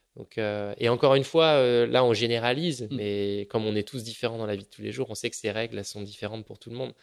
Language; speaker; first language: French; native; French